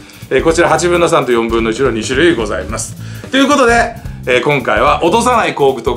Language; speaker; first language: Japanese; native; Japanese